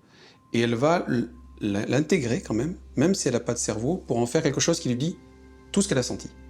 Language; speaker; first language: French; native; French